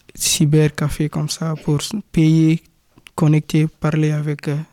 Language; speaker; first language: French; non-native, local second language; Fula